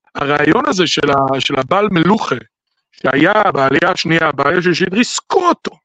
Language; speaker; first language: Hebrew; native; Hebrew